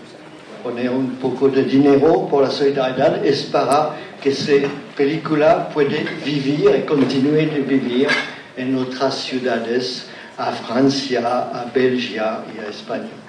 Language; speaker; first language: Spanish; non-native, learner; French